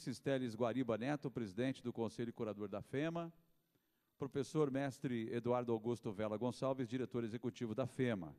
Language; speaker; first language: Portuguese; native; Portuguese